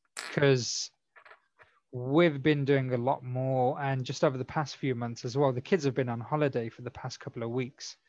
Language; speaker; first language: English; native; English